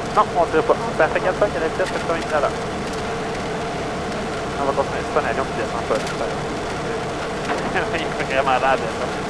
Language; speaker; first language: French; native; French